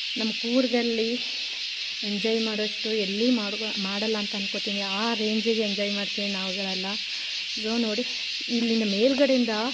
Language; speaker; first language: Kannada; non-native, local second language; Kodava